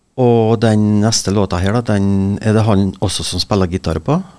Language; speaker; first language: Norwegian; native; Norwegian